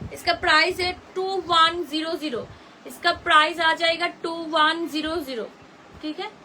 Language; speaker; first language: Hindi; non-native, local second language; Bangla